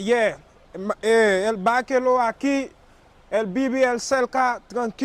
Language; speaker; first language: Spanish; non-native, learner; Haitian Creole